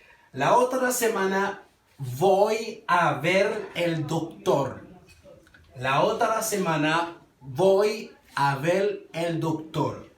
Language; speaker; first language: Spanish; non-native, fluent; Haitian Creole